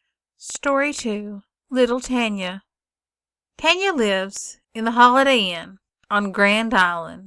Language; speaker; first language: English; native; English